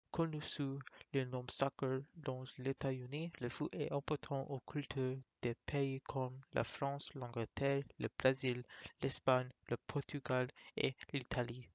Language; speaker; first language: French; non-native, learner; English